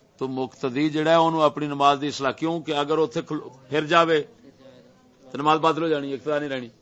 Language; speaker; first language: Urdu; non-native, local second language; Punjabi